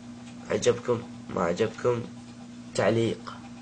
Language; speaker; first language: Arabic; native; Arabic